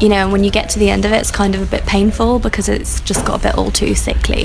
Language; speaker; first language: English; native; English